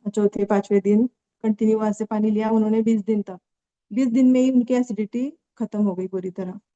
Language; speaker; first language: Hindi; non-native, local second language; Marathi